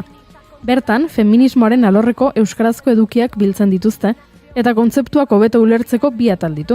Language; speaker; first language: Basque; native; Basque